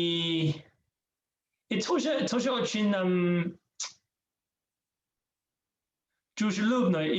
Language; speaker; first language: Russian; non-native, learner; English